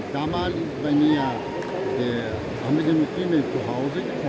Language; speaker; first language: German; non-native, learner; Albanian